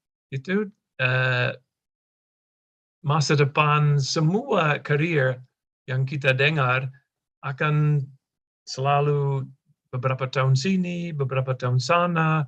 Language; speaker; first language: Indonesian; non-native, fluent; English